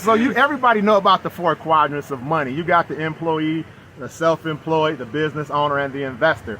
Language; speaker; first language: English; native; English